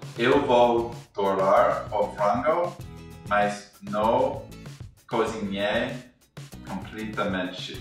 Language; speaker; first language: Portuguese; non-native, learner; English